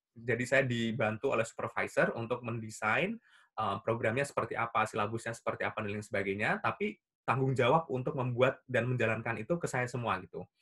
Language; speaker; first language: Indonesian; native; Indonesian